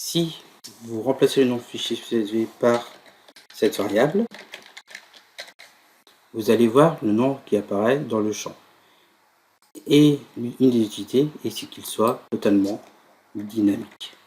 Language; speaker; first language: French; native; French